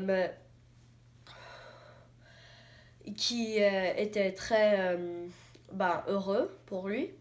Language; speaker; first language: French; non-native, learner; English